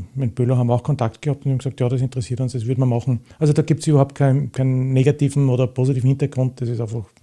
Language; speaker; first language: German; native; German